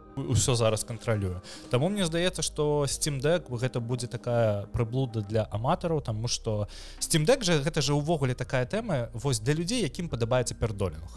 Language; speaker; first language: Belarusian; non-native, local second language; Russian